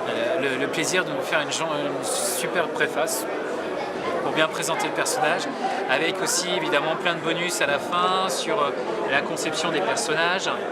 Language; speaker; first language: French; native; French